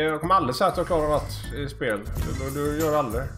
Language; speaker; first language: Swedish; native; Swedish